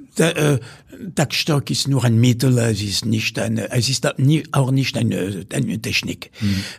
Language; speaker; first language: German; non-native, fluent; French